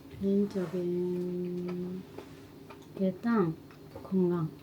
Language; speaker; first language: Korean; non-native, learner; Japanese